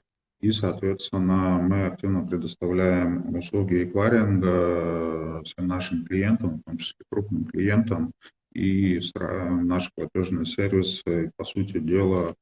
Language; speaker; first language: Russian; native; Russian